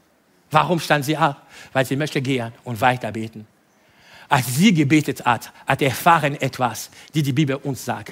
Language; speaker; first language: German; non-native, fluent; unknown